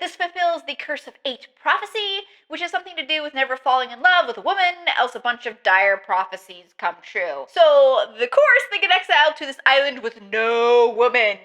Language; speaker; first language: English; native; English